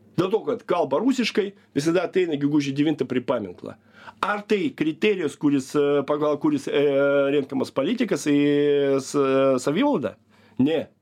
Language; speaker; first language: Lithuanian; non-native, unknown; Russian